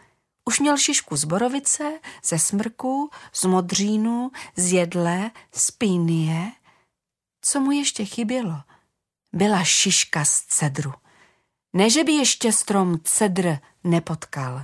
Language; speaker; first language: Czech; native; Czech